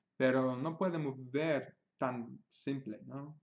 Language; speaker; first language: Spanish; non-native, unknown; English